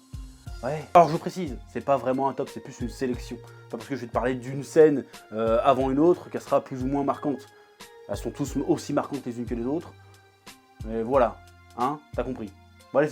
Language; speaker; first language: French; native; French